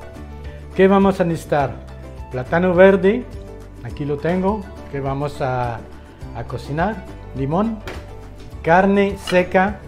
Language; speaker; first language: Spanish; non-native, fluent; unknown